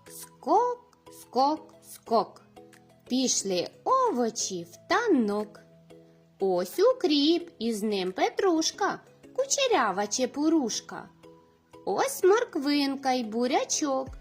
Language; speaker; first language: Ukrainian; native; Ukrainian